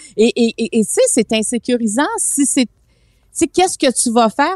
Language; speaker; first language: French; native; French